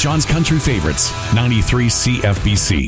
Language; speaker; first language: English; native; English